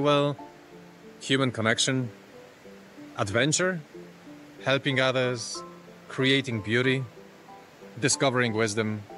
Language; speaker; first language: English; non-native, fluent; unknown